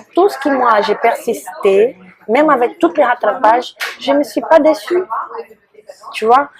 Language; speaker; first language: French; non-native, fluent; Portuguese